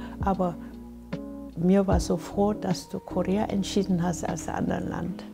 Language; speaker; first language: German; non-native, fluent; Korean